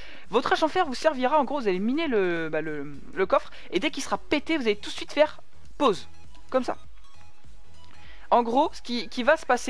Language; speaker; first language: French; native; French